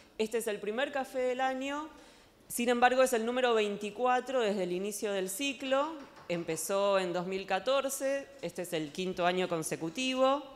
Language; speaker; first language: Spanish; native; Spanish